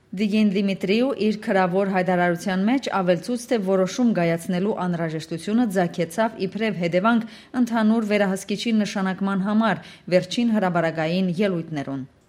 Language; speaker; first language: Armenian; native; Armenian